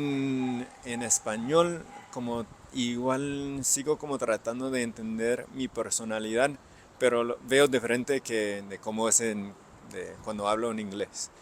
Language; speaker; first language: Spanish; non-native, fluent; English